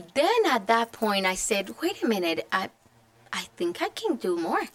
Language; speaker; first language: English; non-native, fluent; Spanish